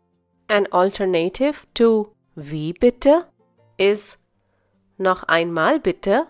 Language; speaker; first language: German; non-native, fluent; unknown